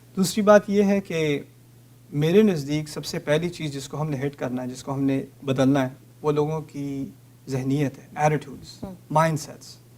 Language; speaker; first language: Urdu; early bilingual, heritage; Urdu